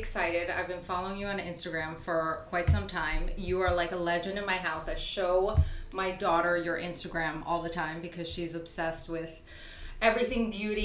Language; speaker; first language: English; native; English